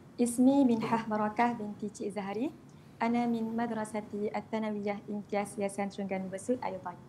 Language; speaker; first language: Arabic; non-native, learner; Malay